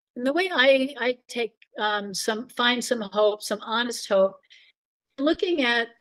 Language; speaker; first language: English; native; English